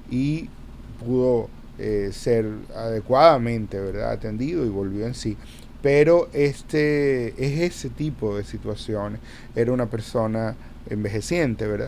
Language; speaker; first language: Spanish; native; Spanish